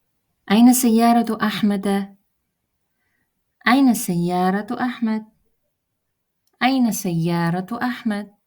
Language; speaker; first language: Arabic; non-native, fluent; Russian